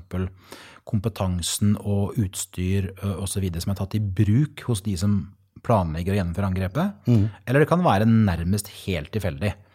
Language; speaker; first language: Norwegian; native; Norwegian